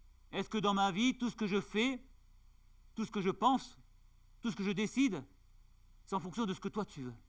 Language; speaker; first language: French; native; French